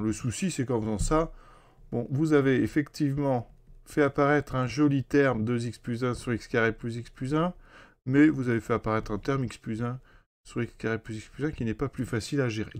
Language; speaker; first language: French; native; French